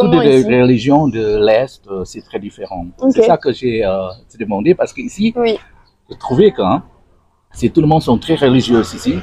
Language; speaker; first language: French; non-native, learner; Indonesian